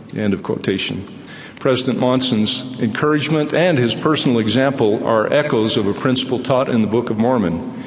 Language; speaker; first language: English; native; English